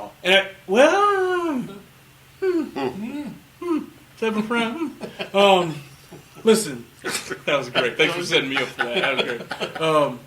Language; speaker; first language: English; native; English